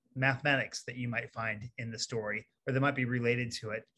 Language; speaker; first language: English; native; English